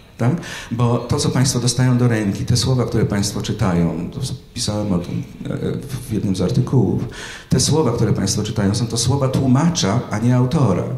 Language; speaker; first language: Polish; native; Polish